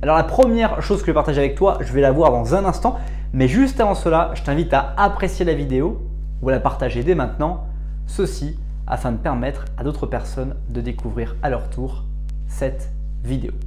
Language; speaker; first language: French; native; French